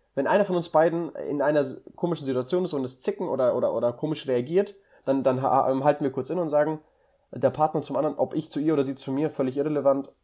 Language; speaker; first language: German; early bilingual, other home language; Russian